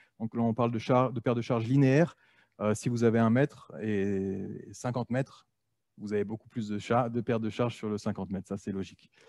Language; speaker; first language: French; native; French